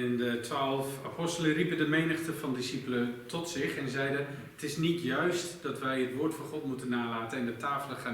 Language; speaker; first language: Dutch; native; Dutch